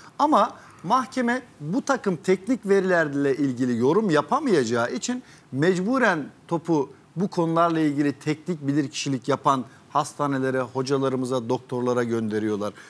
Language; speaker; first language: Turkish; native; Turkish